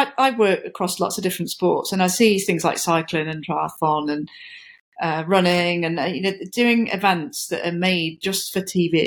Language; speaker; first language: English; native; English